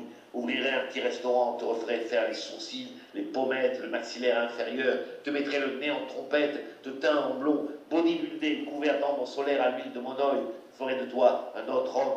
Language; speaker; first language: French; native; French